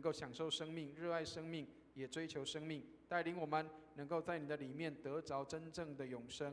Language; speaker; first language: Chinese; native; Chinese